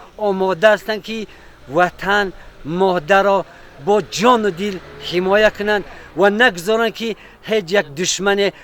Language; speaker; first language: Tajik; non-native, local second language; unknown